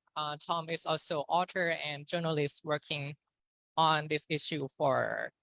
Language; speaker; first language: English; non-native, fluent; Thai